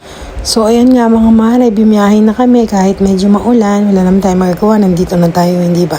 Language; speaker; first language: Filipino; native; Filipino